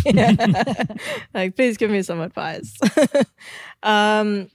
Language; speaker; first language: English; native; English